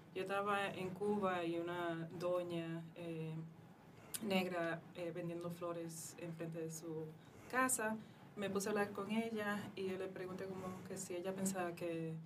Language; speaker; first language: Spanish; early bilingual, heritage; Spanish